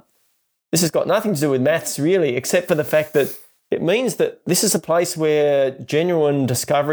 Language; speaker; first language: English; native; English